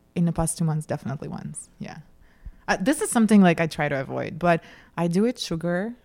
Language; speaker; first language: English; non-native, fluent; Russian